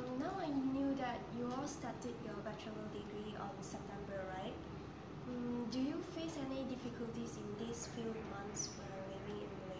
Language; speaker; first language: English; non-native, learner; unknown